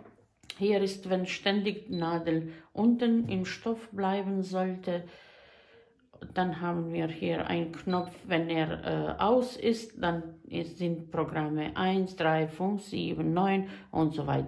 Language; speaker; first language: German; non-native, fluent; Bosnian